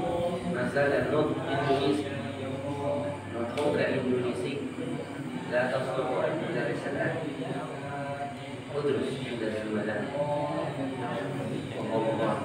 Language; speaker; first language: Arabic; non-native, fluent; Indonesian